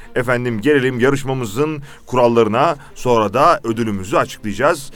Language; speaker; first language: Turkish; native; Turkish